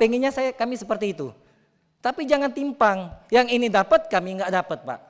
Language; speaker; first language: Indonesian; native; Indonesian